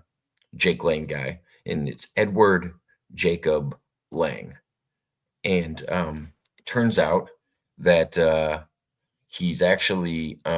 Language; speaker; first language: English; native; English